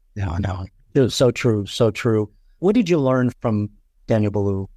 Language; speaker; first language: English; native; English